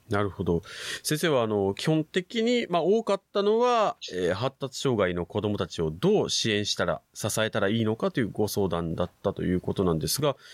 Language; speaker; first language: Japanese; native; Japanese